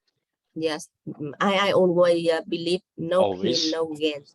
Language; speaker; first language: English; non-native, learner; Vietnamese